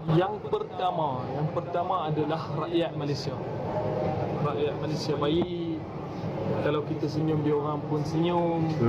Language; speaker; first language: Malay; non-native, fluent; Arabic